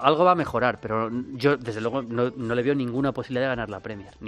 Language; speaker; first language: Spanish; native; Spanish